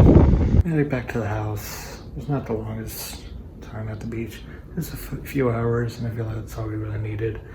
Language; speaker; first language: English; native; English